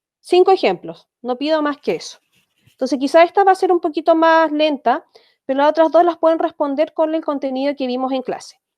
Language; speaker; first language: Spanish; native; Spanish